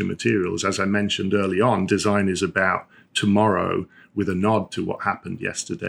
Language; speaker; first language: English; native; English